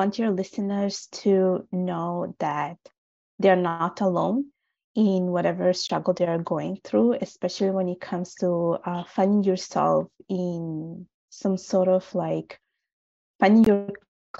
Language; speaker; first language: English; non-native, fluent; Italian